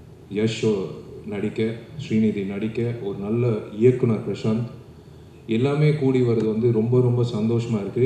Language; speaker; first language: Tamil; native; Tamil